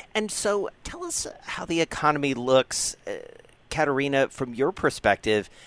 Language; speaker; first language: English; native; English